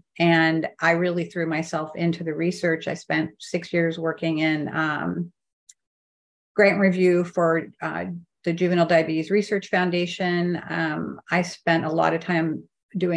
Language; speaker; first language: English; native; English